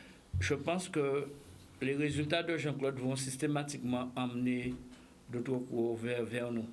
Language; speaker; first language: French; native; French